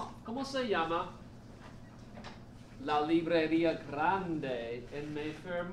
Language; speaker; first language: Spanish; non-native, fluent; English